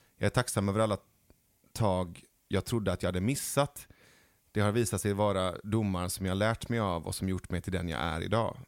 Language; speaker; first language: Swedish; early bilingual, other home language; Persian